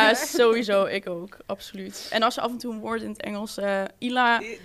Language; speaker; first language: Dutch; native; Dutch